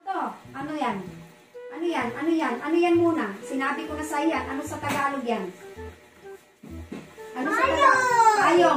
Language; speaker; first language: Filipino; non-native, local second language; Pampanga